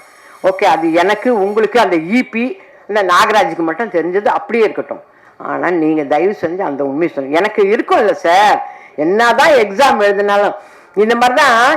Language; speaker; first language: Tamil; native; Tamil